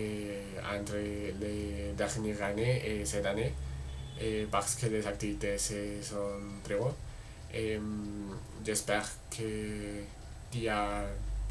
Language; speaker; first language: French; non-native, learner; Spanish